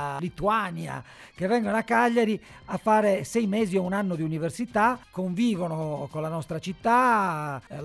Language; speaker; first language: Italian; native; Italian